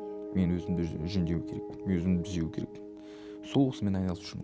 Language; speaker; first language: Kazakh; non-native, local second language; Russian